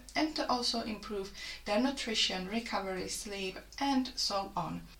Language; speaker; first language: English; non-native, fluent; Czech